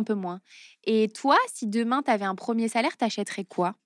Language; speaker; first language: French; native; French